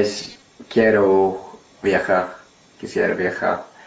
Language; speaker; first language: Spanish; non-native, learner; English